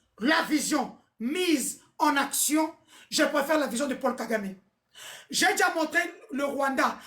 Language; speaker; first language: French; non-native, local second language; Lingala